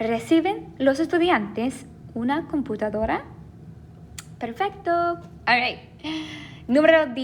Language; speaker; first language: Spanish; non-native, fluent; English